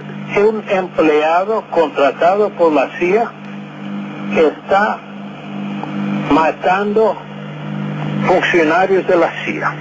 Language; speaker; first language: Spanish; non-native, fluent; English